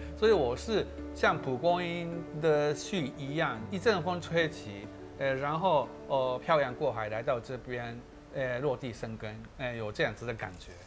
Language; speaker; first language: Chinese; non-native, fluent; Japanese